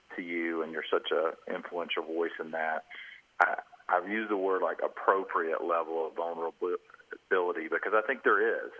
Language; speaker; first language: English; native; English